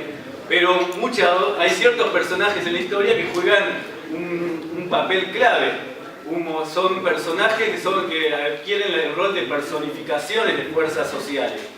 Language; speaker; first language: Spanish; native; Spanish